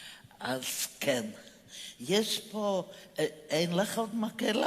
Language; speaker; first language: Hebrew; non-native, fluent; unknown